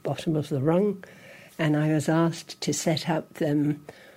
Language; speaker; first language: English; native; English